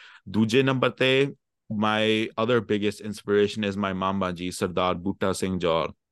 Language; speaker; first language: English; early bilingual, other home language; Punjabi